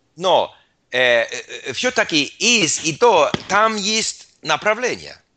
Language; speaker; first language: Russian; non-native, learner; English